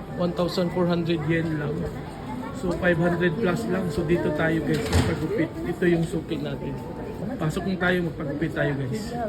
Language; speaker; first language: Filipino; native; Filipino